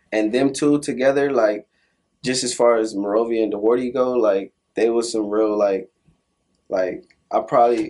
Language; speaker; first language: English; native; English